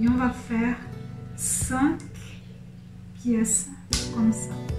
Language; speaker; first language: French; non-native, fluent; Portuguese